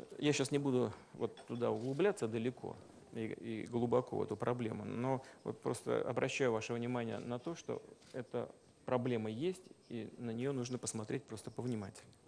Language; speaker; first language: Russian; native; Russian